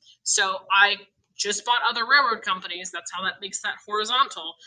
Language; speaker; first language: English; native; English